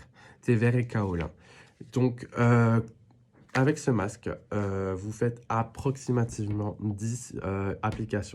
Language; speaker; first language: French; native; French